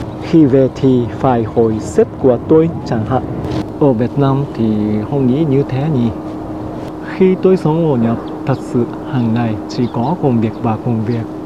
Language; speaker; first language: Vietnamese; non-native, fluent; Japanese